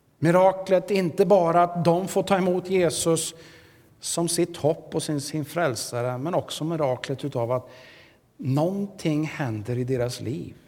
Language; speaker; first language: Swedish; native; Swedish